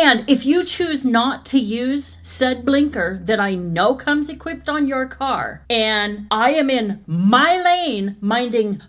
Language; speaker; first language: English; native; English